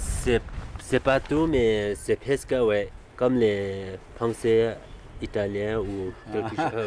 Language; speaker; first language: French; non-native, learner; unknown